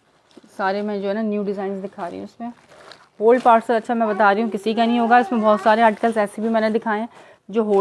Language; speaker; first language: Urdu; native; Urdu